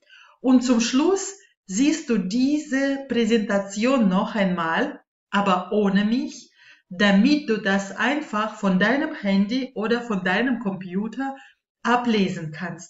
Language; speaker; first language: German; non-native, fluent; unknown